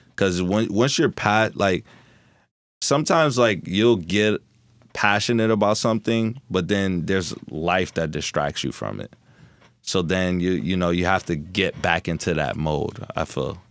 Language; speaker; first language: English; native; English